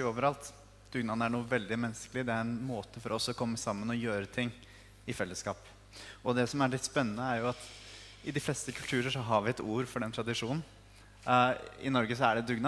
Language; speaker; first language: Norwegian; native; Norwegian